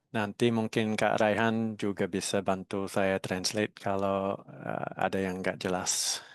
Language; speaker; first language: Indonesian; non-native, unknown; English